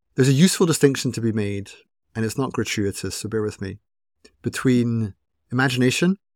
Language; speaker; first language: English; native; English